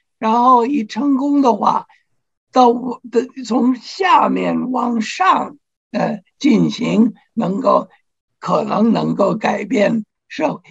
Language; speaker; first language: Chinese; non-native, fluent; English